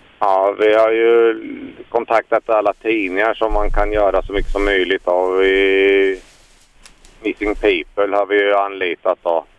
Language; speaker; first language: Swedish; native; Swedish